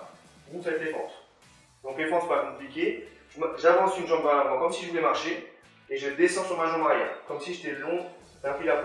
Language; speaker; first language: French; native; French